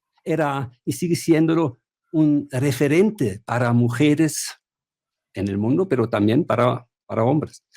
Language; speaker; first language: Spanish; non-native, fluent; German